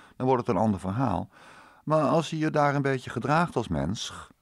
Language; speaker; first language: Dutch; native; Dutch